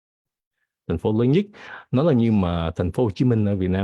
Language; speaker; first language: Vietnamese; early bilingual, heritage; Vietnamese